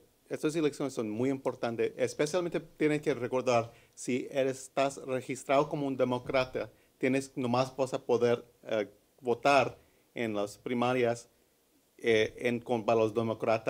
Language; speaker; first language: Spanish; early bilingual, heritage; English